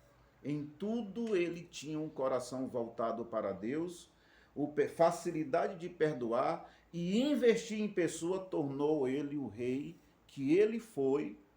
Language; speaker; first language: Portuguese; native; Portuguese